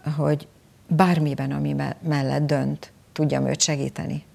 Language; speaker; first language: Hungarian; native; Hungarian